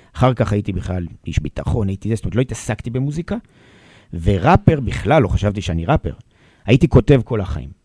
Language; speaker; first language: Hebrew; native; Hebrew